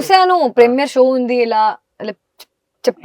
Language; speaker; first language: Telugu; non-native, fluent; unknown